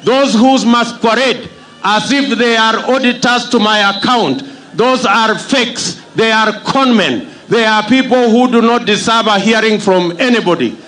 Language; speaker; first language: English; non-native, local second language; Kalenjin